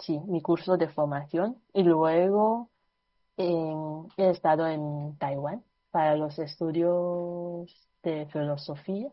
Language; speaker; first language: Spanish; non-native, fluent; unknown